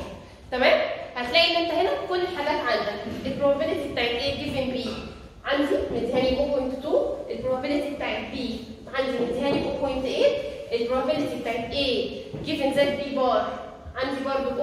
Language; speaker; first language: Arabic; native; Arabic